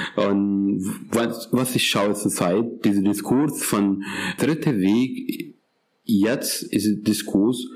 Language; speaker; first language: German; non-native, fluent; Urdu